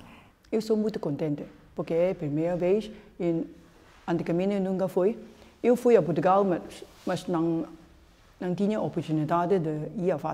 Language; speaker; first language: Portuguese; non-native, local second language; Cantonese